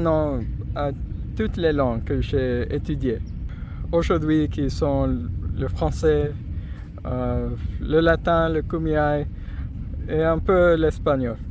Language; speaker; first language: French; non-native, fluent; English